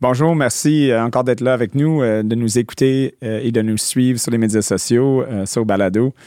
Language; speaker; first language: French; non-native, local second language; English